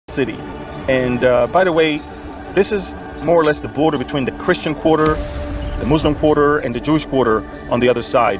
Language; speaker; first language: English; non-native, fluent; Hebrew